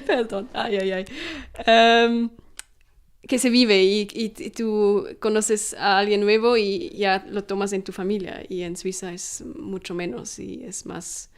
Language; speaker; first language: Spanish; non-native, fluent; German